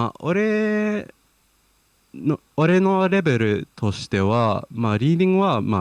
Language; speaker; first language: Japanese; non-native, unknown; English